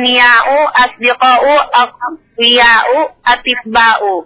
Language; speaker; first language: Arabic; non-native, learner; Indonesian